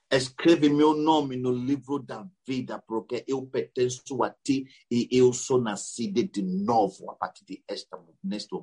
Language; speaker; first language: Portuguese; non-native, learner; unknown